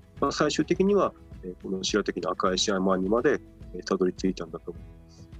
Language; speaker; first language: Japanese; native; Japanese